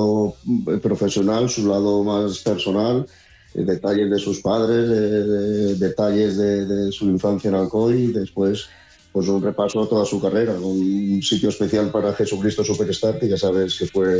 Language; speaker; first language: Spanish; native; Spanish